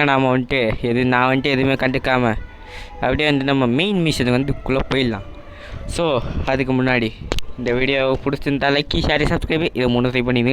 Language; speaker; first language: Tamil; native; Tamil